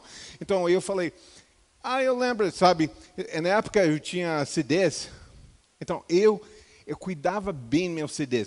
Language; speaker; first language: Portuguese; non-native, fluent; English